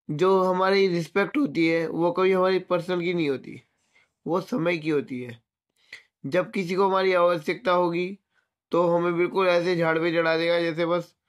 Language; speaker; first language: Hindi; native; Hindi